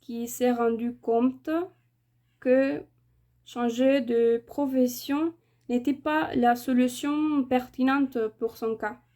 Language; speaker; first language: French; non-native, fluent; Spanish